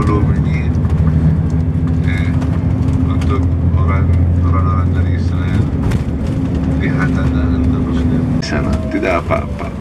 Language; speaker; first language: Indonesian; non-native, learner; Arabic